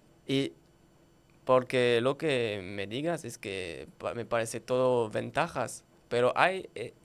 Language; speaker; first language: Spanish; non-native, learner; French